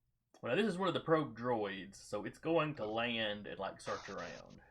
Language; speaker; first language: English; native; English